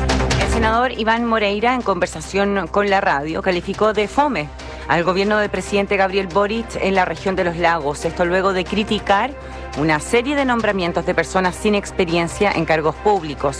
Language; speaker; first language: Spanish; native; Spanish